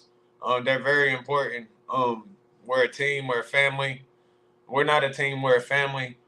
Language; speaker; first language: English; native; English